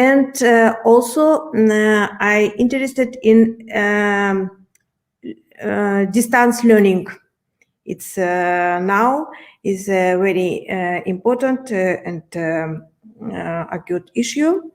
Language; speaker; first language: English; non-native, learner; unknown